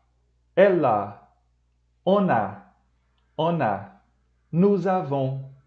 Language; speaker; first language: French; non-native, fluent; Portuguese